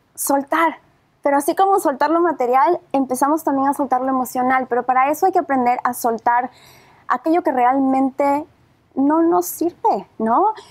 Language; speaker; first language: Spanish; native; Spanish